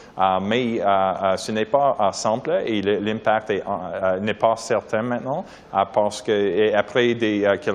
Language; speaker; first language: French; non-native, learner; English